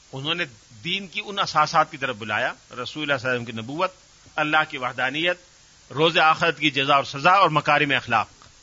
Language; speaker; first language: Urdu; native; Urdu